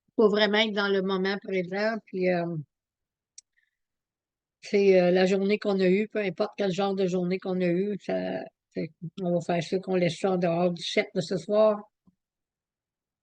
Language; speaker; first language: French; native; French